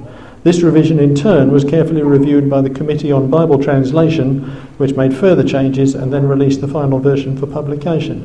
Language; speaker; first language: English; native; English